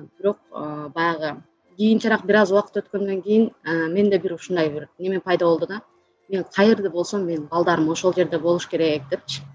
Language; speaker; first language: Kyrgyz; native; Kyrgyz